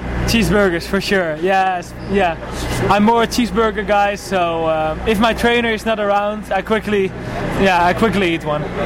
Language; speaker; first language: English; non-native, fluent; Dutch